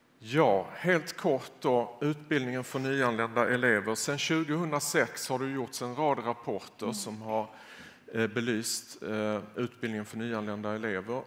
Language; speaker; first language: Swedish; native; Swedish